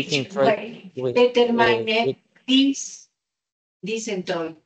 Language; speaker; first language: English; non-native, learner; Spanish